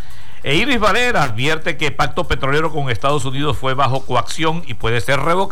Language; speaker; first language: Spanish; native; Spanish